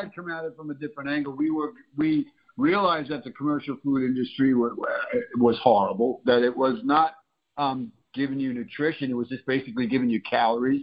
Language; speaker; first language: English; native; English